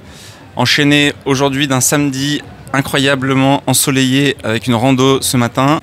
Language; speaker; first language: French; native; French